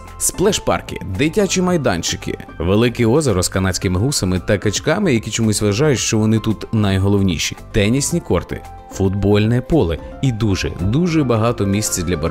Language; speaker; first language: Ukrainian; native; Ukrainian